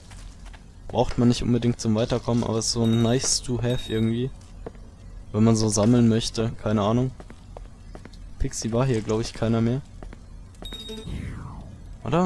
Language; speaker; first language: German; native; German